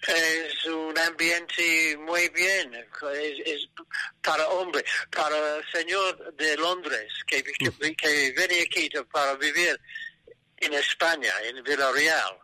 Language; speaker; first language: Spanish; non-native, learner; English